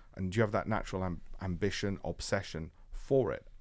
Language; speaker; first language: English; native; English